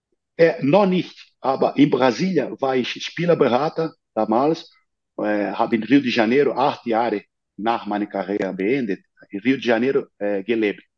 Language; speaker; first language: German; non-native, learner; Portuguese